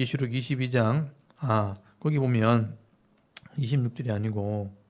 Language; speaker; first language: Korean; native; Korean